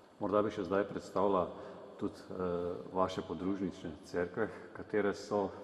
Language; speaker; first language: Slovenian; native; Slovenian